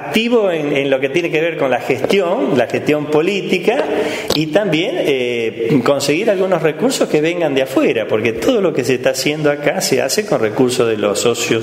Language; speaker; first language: Spanish; native; Spanish